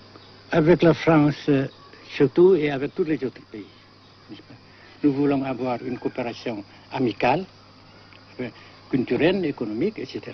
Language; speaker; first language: French; non-native, local second language; Vietnamese